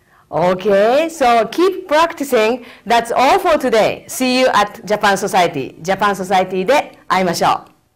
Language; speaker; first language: English; non-native, fluent; Japanese